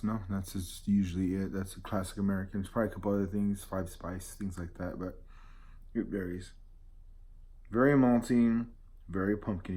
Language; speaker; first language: English; native; English